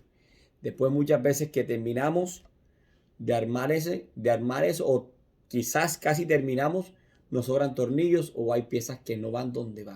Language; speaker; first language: Spanish; native; Spanish